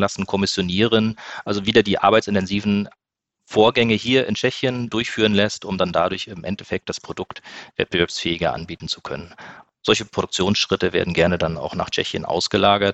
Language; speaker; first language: German; native; German